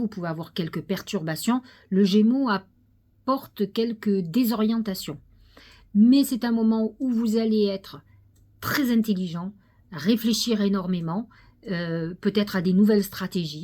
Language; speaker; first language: French; native; French